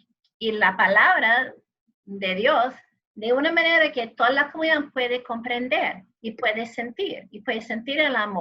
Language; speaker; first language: Spanish; non-native, fluent; English